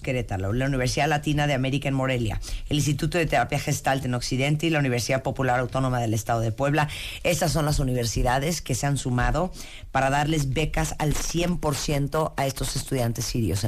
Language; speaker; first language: Spanish; native; Spanish